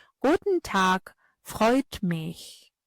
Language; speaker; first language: German; non-native, fluent; Ukrainian